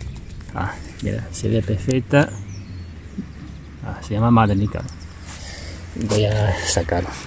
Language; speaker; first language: Spanish; non-native, learner; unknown